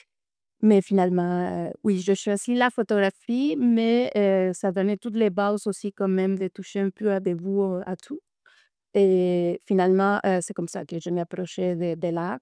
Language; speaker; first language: French; non-native, fluent; Spanish